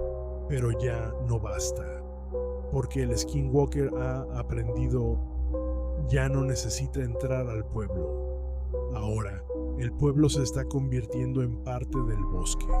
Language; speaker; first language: Spanish; native; Spanish